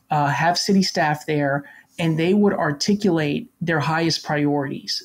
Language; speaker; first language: English; native; English